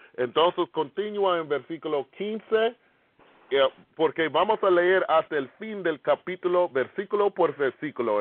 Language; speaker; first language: Spanish; non-native, fluent; English